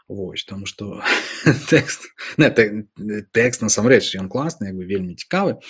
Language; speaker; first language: Belarusian; non-native, local second language; Russian